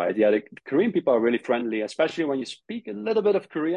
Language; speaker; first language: English; non-native, fluent; Dutch